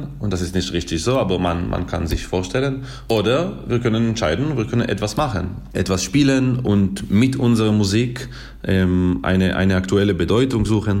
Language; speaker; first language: German; non-native, fluent; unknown